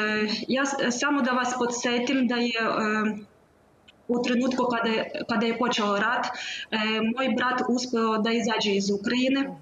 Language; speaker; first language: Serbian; non-native, learner; Ukrainian